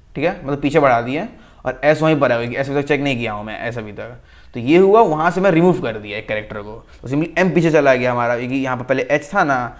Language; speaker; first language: Hindi; native; Hindi